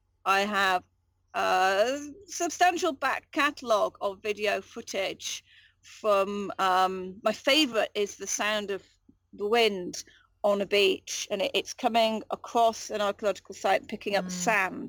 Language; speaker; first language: English; native; English